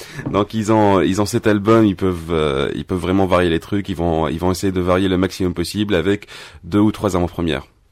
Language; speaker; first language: French; non-native, local second language; Arabic